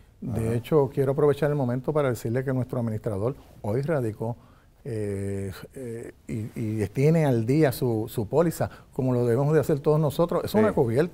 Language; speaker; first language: Spanish; native; Spanish